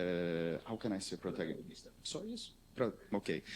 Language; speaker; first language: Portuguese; non-native, learner; Armenian